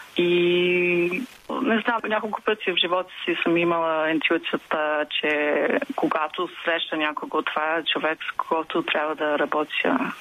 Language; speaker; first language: Bulgarian; non-native, fluent; English